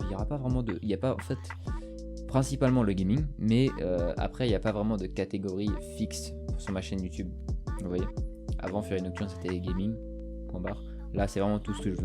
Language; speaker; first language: French; native; French